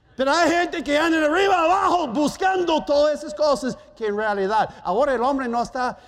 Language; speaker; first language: Spanish; non-native, fluent; German